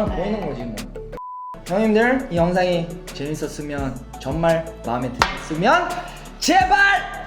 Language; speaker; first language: Korean; early bilingual, heritage; Korean